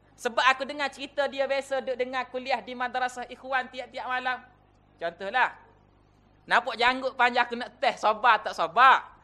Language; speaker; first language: Malay; native; Malay